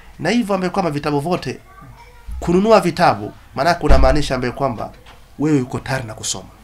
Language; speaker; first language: Swahili; non-native, local second language; Somali